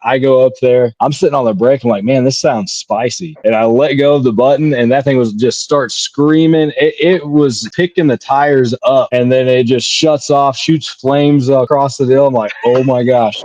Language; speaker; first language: English; native; English